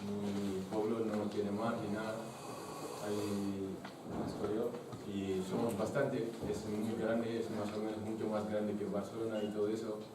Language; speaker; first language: Spanish; non-native, fluent; Fula